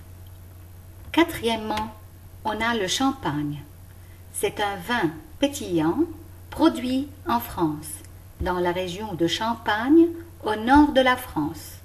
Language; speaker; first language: French; non-native, local second language; Arabic